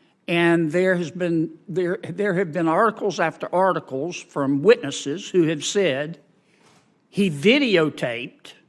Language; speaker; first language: English; native; English